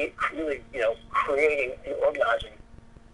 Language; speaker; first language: English; native; English